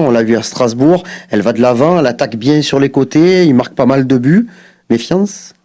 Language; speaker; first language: French; native; French